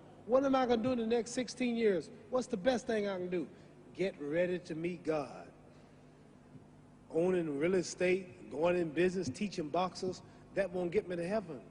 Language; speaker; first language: English; native; English